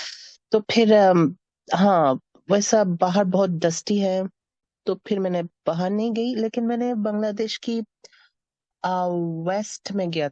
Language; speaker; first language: Hindi; non-native, fluent; Bangla